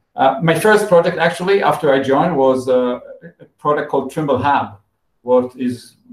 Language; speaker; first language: English; non-native, fluent; Hebrew